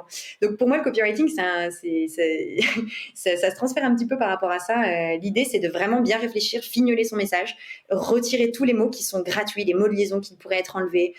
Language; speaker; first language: French; native; French